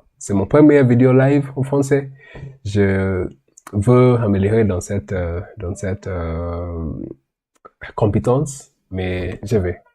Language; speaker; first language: French; non-native, learner; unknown